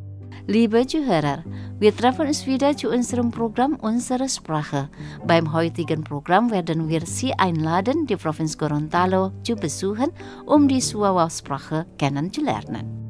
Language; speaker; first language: German; non-native, fluent; Indonesian